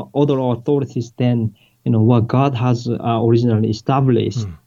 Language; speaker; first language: English; non-native, fluent; Korean